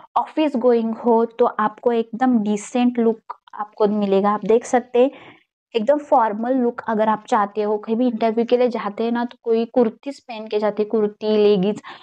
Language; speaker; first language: Hindi; non-native, local second language; Marathi